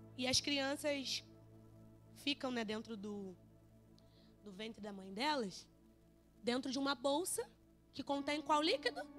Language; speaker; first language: Portuguese; native; Portuguese